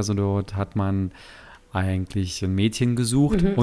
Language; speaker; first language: German; native; German